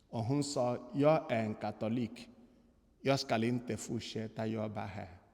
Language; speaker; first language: Swedish; non-native, fluent; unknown